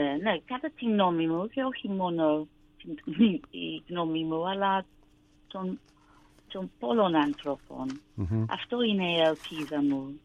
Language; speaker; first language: Greek; non-native, learner; English